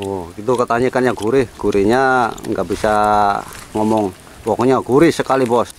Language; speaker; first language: Indonesian; native; Indonesian